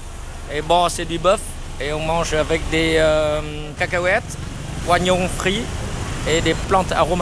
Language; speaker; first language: French; non-native, fluent; Vietnamese